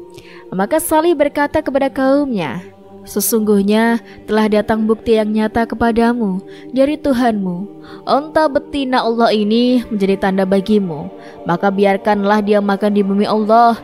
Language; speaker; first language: Indonesian; native; Indonesian